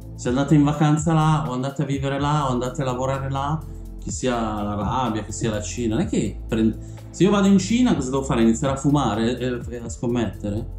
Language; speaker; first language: Italian; early bilingual, other home language; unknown